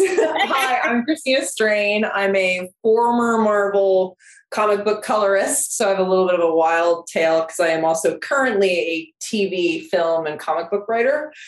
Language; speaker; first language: English; non-native, fluent; Korean